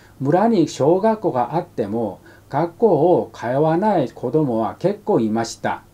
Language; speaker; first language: Japanese; non-native, fluent; Korean